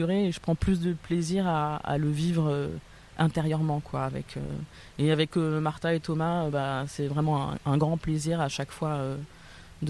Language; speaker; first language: French; native; French